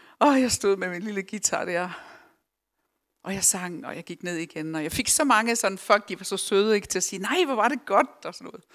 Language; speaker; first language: Danish; early bilingual, other home language; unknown